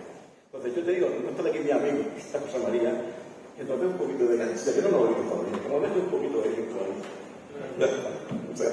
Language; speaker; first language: Spanish; native; Spanish